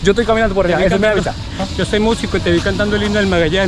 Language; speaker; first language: Spanish; native; Spanish